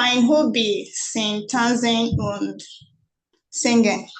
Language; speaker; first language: German; non-native, learner; Igbo